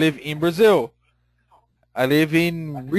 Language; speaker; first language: English; non-native, fluent; Portuguese